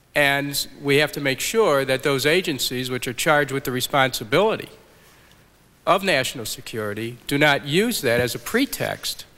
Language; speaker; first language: English; native; English